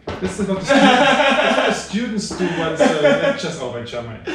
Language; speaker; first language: English; non-native, fluent; German